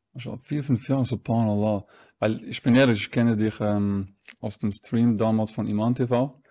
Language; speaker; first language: German; native; German